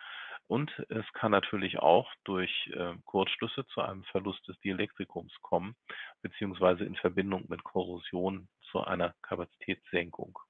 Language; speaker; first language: German; native; German